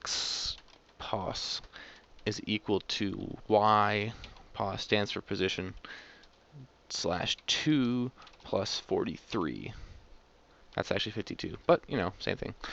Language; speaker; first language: English; native; English